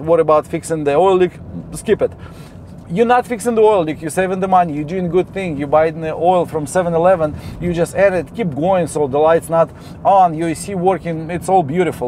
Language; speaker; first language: English; non-native, fluent; Russian